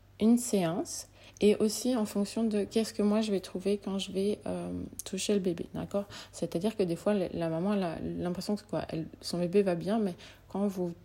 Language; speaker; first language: French; native; French